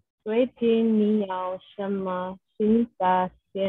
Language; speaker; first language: Chinese; non-native, learner; English